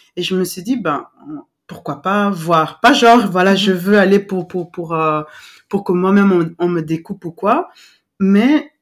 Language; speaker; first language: French; non-native, local second language; Lingala